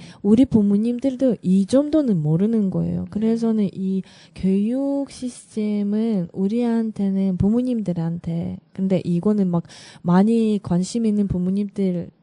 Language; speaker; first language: Korean; non-native, learner; Russian